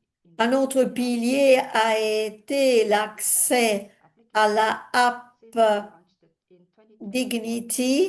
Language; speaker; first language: French; non-native, fluent; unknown